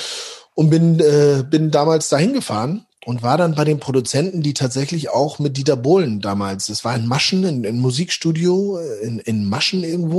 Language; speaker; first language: German; native; German